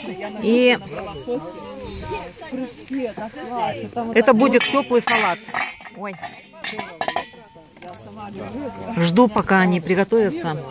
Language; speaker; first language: Russian; native; Russian